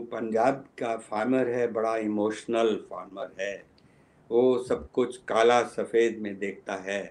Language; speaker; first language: Hindi; early bilingual, other home language; Punjabi